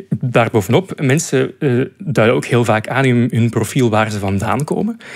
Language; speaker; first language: Dutch; native; Dutch